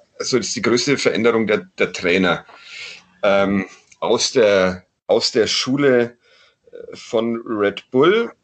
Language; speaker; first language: German; native; German